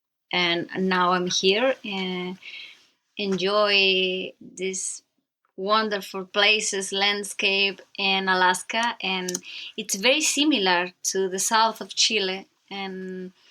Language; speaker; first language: English; non-native, learner; Spanish